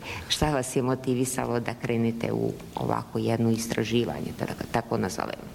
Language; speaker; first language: Serbian; native; Serbian